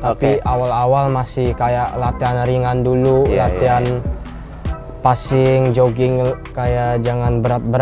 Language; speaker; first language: Indonesian; early bilingual, heritage; English